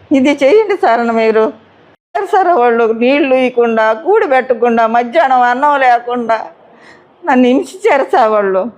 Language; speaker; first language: Telugu; native; Telugu